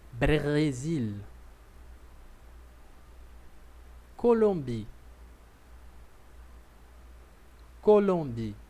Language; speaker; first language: French; non-native, learner; Portuguese